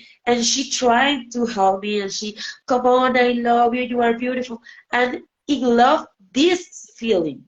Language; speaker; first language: English; non-native, learner; Spanish